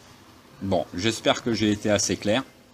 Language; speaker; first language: French; native; French